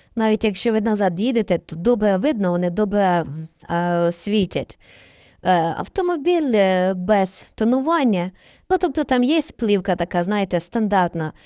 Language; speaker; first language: Ukrainian; native; Ukrainian